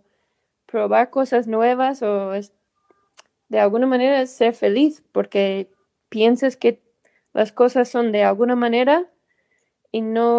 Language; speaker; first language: Spanish; non-native, fluent; English